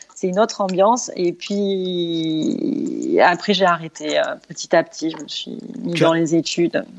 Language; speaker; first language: French; native; French